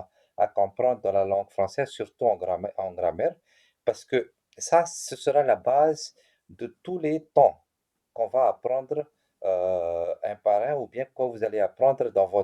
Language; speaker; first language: French; non-native, fluent; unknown